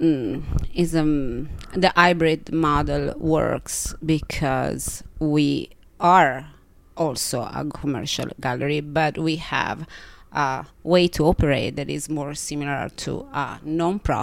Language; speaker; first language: English; non-native, fluent; Italian